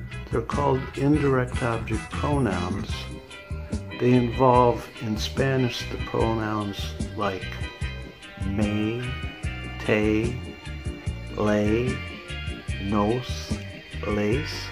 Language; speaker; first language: English; native; English